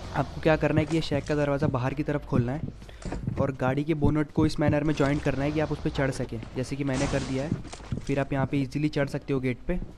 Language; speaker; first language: Hindi; native; Hindi